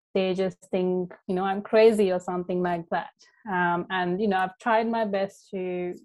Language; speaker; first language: English; non-native, local second language; Sinhala